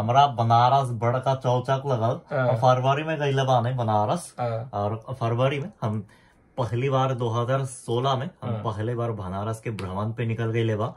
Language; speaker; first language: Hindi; non-native, fluent; Korean